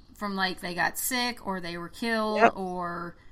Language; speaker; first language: English; native; English